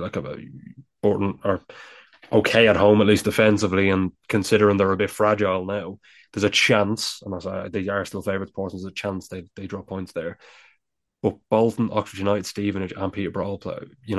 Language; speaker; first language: English; native; English